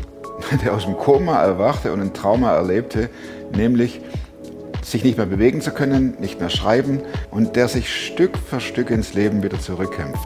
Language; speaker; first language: German; native; German